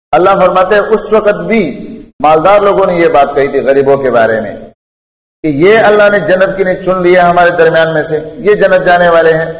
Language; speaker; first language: Urdu; non-native, local second language; Pashto